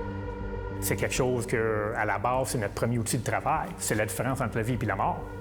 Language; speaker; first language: French; native; French